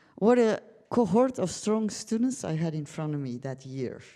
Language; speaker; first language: English; non-native, fluent; Dutch